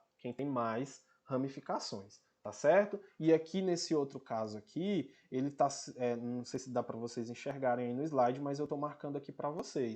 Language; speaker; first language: Portuguese; native; Portuguese